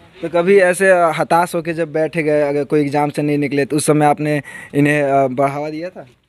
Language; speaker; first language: Hindi; native; Hindi